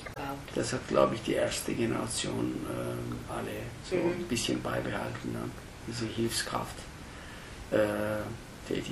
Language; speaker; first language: German; early bilingual, other home language; Turkish